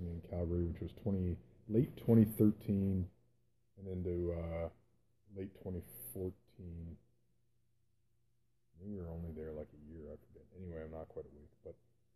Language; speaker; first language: English; native; English